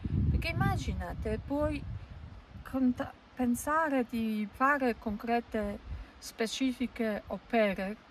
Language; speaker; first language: Italian; non-native, learner; Polish